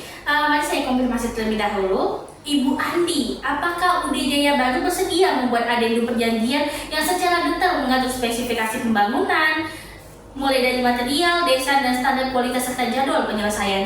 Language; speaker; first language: Indonesian; native; Indonesian